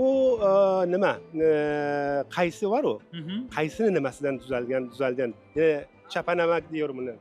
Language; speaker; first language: Turkish; non-native, learner; Uzbek